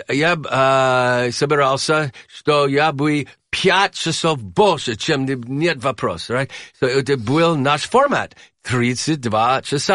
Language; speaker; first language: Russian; non-native, learner; English